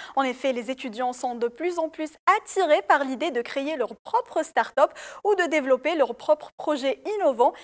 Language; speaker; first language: French; non-native, local second language; Arabic